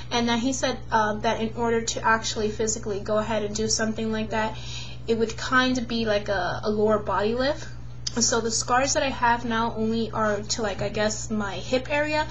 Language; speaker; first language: English; native; English